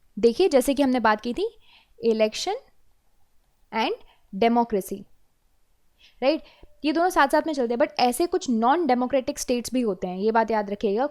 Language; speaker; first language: Hindi; native; Hindi